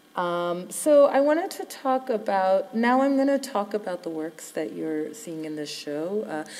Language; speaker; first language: English; native; English